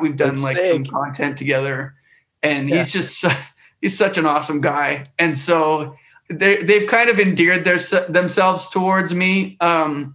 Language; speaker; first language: English; native; English